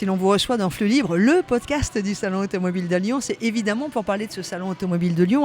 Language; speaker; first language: French; native; French